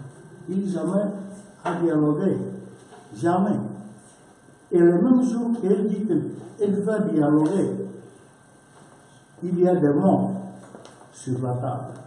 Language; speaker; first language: French; non-native, learner; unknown